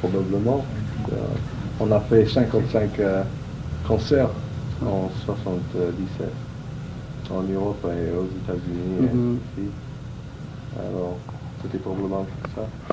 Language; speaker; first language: French; non-native, fluent; English